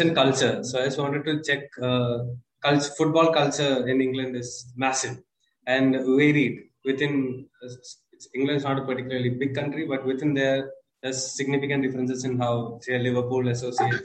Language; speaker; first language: English; non-native, local second language; Malayalam